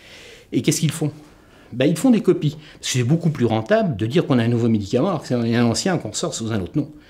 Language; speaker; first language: French; native; French